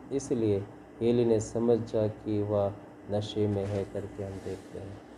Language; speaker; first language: Hindi; non-native, local second language; Kannada